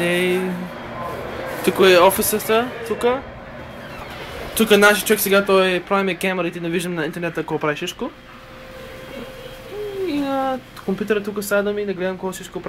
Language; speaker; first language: Bulgarian; early bilingual, heritage; Bulgarian